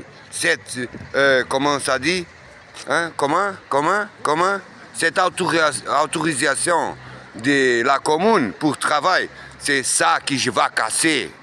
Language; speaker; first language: French; non-native, learner; Portuguese